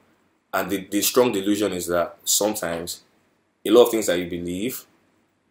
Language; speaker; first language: English; non-native, local second language; Yoruba